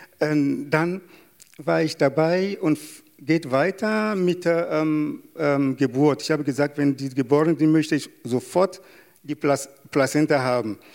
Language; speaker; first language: German; non-native, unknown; Yoruba